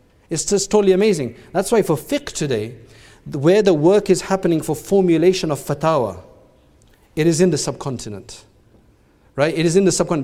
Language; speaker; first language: English; native; English